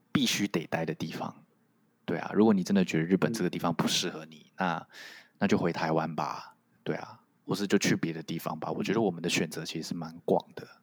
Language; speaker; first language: Chinese; non-native, local second language; Min Nan Chinese